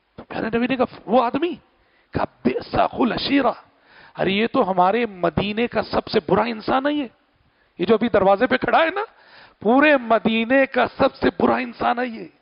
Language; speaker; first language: Urdu; native; Urdu